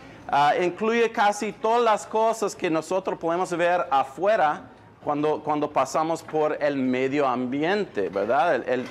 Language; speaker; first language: Spanish; non-native, fluent; English